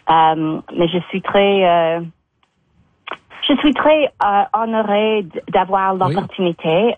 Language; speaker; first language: French; non-native, fluent; English